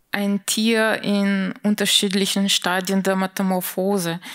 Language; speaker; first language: German; non-native, fluent; Slovenian